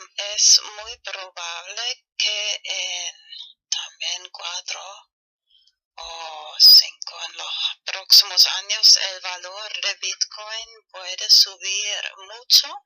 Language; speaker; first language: Spanish; non-native, fluent; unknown